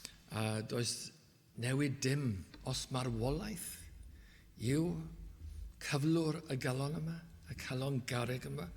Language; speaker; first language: Welsh; native; Welsh